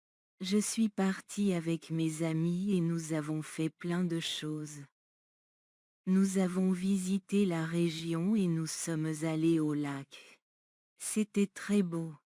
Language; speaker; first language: French; non-native, learner; Bangla